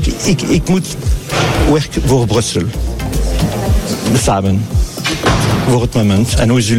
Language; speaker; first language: Dutch; non-native, learner; French